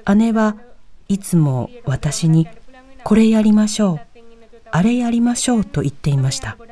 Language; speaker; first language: Japanese; native; Japanese